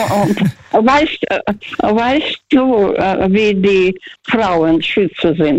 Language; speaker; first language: German; non-native, fluent; Russian